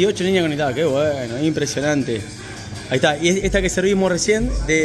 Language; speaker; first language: Spanish; native; Spanish